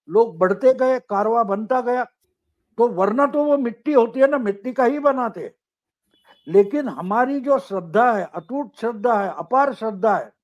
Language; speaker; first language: Hindi; non-native, local second language; Marathi